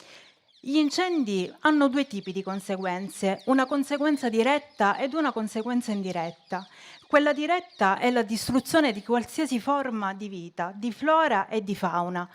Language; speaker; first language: Italian; native; Italian